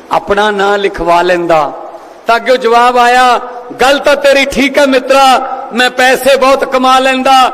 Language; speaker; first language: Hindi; non-native, local second language; Punjabi